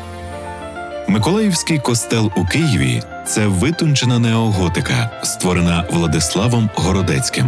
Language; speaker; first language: Ukrainian; native; Ukrainian